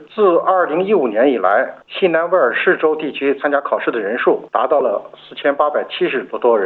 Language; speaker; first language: Chinese; native; Chinese